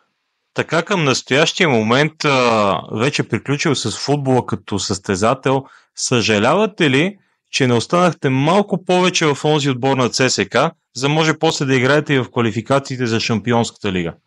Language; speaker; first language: Bulgarian; native; Bulgarian